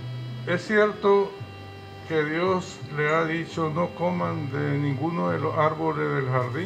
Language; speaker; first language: Spanish; native; Spanish